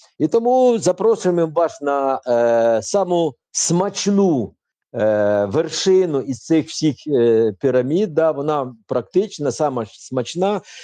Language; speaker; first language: Ukrainian; non-native, local second language; Russian